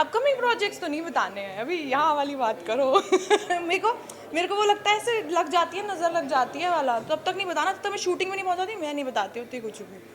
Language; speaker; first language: Hindi; native; Hindi